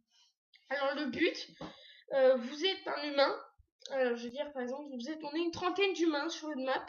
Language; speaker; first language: French; native; French